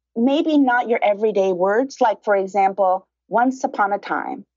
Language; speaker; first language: English; early bilingual, other home language; Spanish